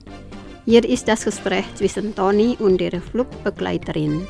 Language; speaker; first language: German; non-native, fluent; Indonesian